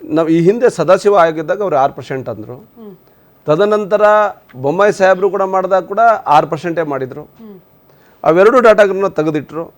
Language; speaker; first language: Kannada; non-native, local second language; Lambadi